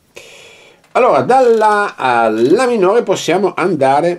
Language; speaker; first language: Italian; native; Italian